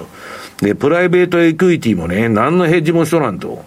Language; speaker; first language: Japanese; native; Japanese